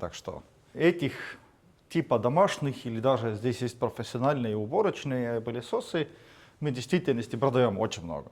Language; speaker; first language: Russian; non-native, fluent; Estonian